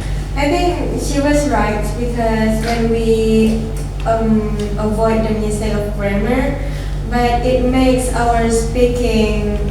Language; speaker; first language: English; non-native, learner; Indonesian